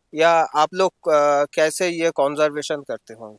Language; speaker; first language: Hindi; non-native, local second language; Bangla